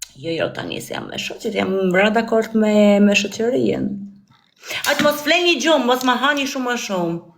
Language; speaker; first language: Albanian; early bilingual, heritage; Albanian